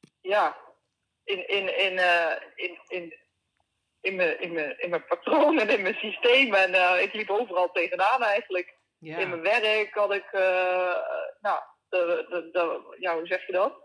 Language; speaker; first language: Dutch; native; Dutch